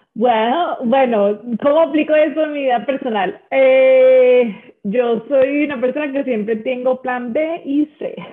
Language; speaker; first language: Spanish; native; Spanish